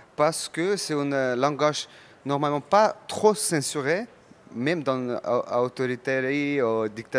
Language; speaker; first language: French; non-native, learner; Russian